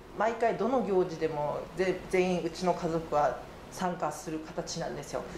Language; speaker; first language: Japanese; native; Japanese